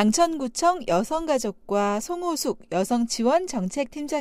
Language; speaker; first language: Korean; native; Korean